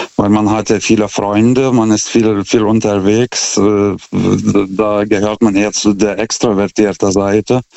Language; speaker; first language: German; non-native, fluent; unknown